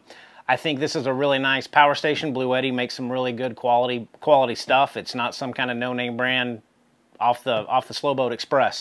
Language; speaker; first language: English; native; English